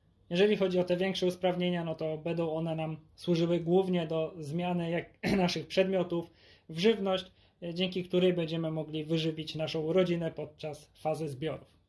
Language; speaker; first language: Polish; native; Polish